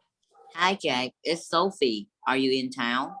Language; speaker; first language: English; non-native, learner; Vietnamese